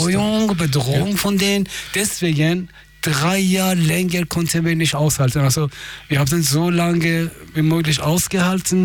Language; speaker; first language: German; non-native, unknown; Persian